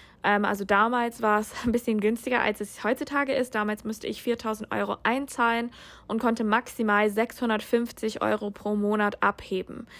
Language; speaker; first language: German; non-native, fluent; English